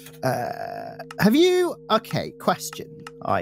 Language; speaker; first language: English; native; English